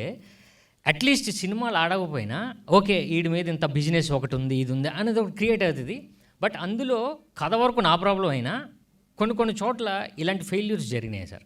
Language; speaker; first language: Telugu; native; Telugu